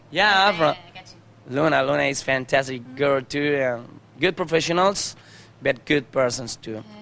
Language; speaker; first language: English; non-native, learner; Spanish